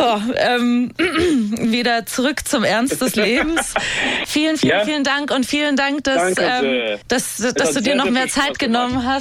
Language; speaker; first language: German; native; German